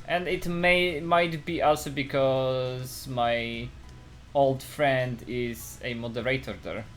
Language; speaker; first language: English; non-native, fluent; Polish